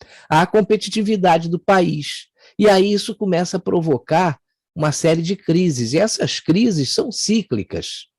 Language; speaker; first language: Portuguese; native; Portuguese